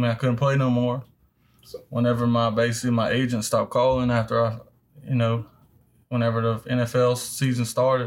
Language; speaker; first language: English; native; English